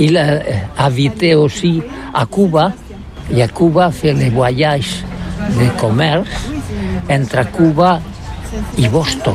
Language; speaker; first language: French; non-native, learner; Catalan